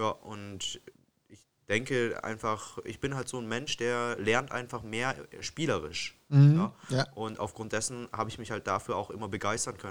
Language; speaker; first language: German; native; German